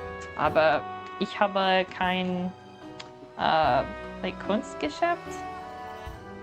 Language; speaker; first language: German; non-native, learner; English